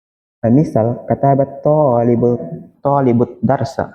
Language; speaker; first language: Arabic; non-native, learner; Indonesian